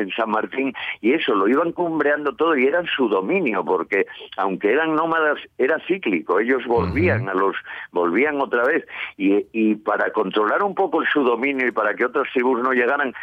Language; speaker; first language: Spanish; native; Spanish